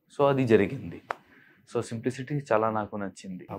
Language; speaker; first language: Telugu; non-native, local second language; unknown